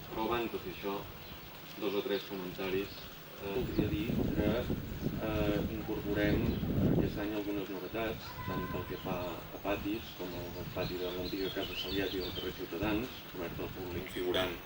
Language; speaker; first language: Catalan; native; Catalan